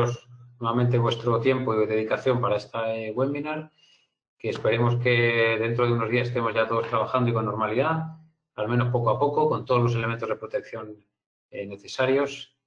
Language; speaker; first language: Spanish; native; Spanish